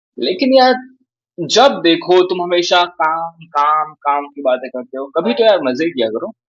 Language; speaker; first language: Hindi; native; Hindi